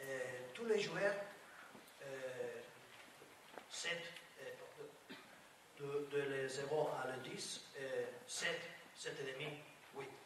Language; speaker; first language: French; non-native, learner; Spanish